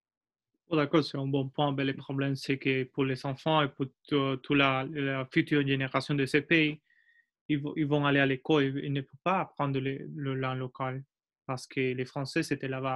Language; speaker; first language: French; non-native, learner; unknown